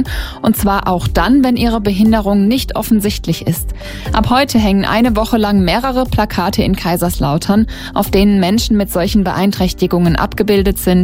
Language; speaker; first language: German; native; German